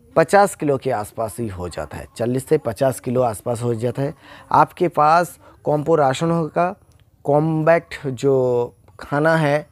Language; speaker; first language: Hindi; non-native, local second language; Bangla